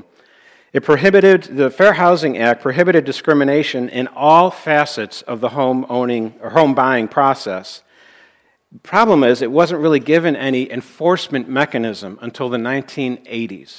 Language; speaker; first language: English; native; English